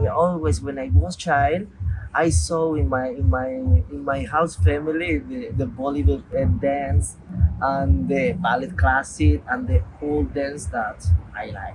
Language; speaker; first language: English; non-native, local second language; Spanish